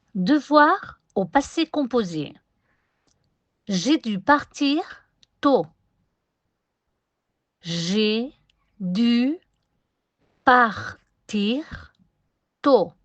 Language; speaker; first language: French; non-native, fluent; Spanish